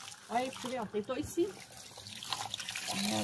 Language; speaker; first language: Portuguese; native; Portuguese